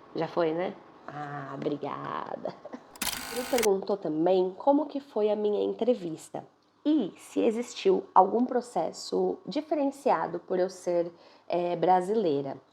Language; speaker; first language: Portuguese; native; Portuguese